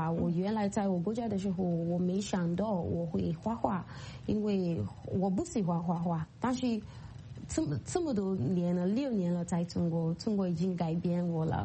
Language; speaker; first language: Chinese; non-native, fluent; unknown